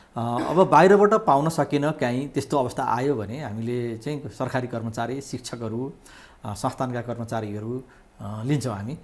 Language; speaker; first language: Nepali; native; Nepali